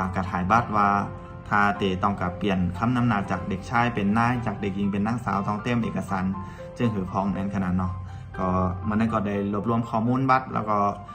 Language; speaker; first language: Thai; non-native, local second language; Shan